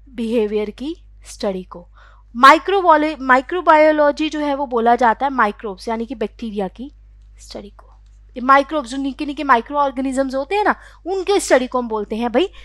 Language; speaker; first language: Hindi; native; Hindi